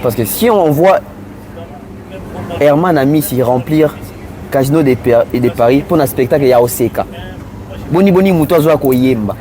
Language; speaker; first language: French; non-native, local second language; Lingala